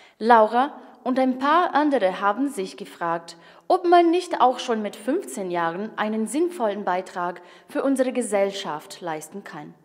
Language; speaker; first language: German; native; German